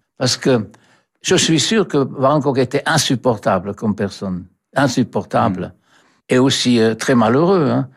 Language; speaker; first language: French; non-native, fluent; German